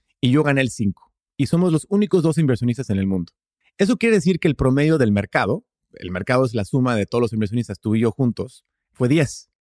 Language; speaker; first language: Spanish; early bilingual, heritage; Spanish